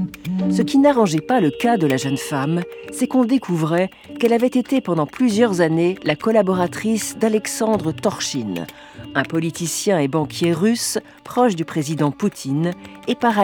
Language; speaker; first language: French; native; French